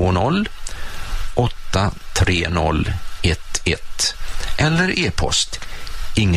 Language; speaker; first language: Swedish; native; Swedish